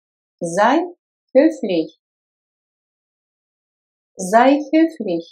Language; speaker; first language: German; non-native, fluent; Russian